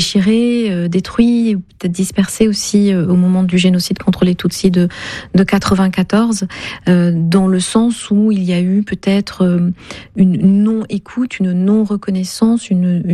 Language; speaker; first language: French; non-native, local second language; Kinyarwanda